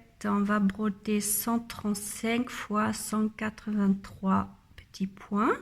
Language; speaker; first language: French; non-native, learner; German